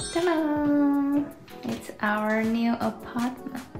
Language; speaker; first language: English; non-native, learner; Chinese